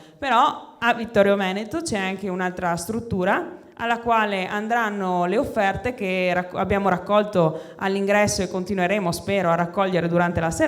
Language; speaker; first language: Italian; native; Italian